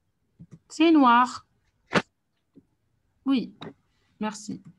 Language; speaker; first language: French; non-native, fluent; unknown